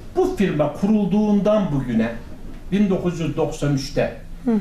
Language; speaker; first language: Turkish; native; Turkish